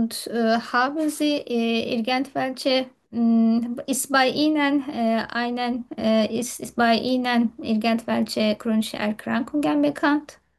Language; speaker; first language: German; non-native, learner; Turkish